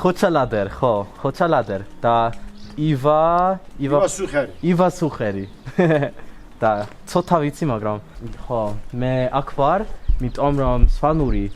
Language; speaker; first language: Georgian; non-native, learner; English